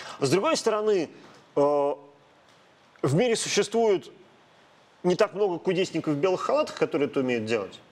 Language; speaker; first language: Russian; native; Russian